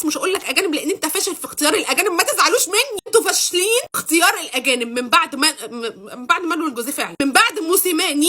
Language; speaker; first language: Arabic; native; Arabic